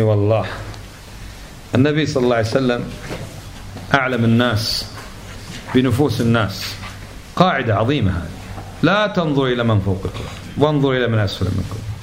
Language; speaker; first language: Arabic; native; Arabic